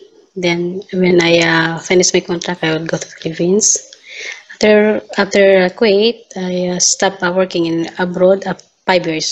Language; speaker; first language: English; non-native, learner; Filipino